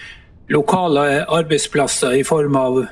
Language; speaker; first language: Norwegian; native; Norwegian